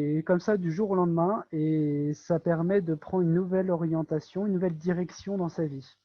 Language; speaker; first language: French; native; French